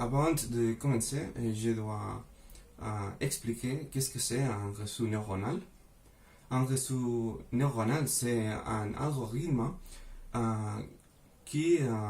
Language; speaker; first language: French; non-native, fluent; Spanish